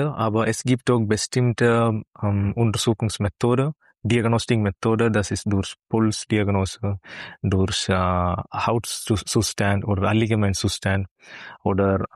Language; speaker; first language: German; non-native, learner; Malayalam